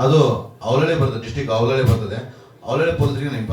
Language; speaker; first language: Kannada; native; Kannada